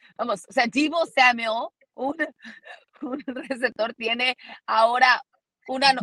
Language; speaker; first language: Spanish; early bilingual, heritage; Spanish